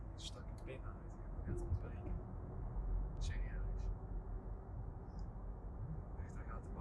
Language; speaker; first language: Dutch; non-native, learner; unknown